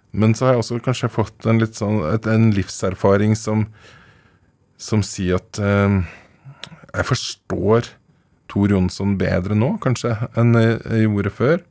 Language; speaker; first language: Norwegian; native; Norwegian